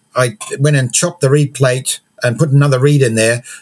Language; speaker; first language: English; native; English